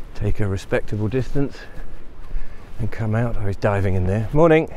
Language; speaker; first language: English; native; English